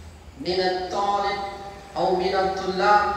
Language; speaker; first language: Arabic; non-native, fluent; Indonesian